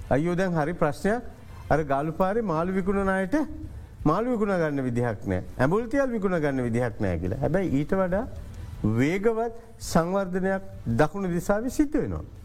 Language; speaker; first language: Sinhala; native; Sinhala